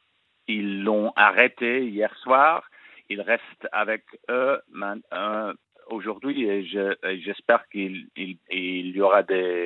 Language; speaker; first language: French; non-native, learner; English